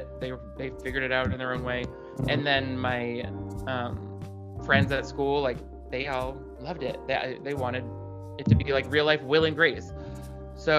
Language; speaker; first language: English; native; English